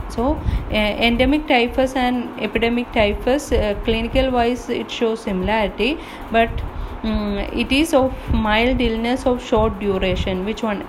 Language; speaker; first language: English; non-native, local second language; Malayalam